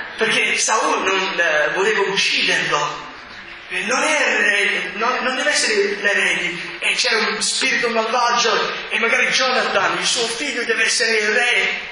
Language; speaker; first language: Italian; non-native, fluent; English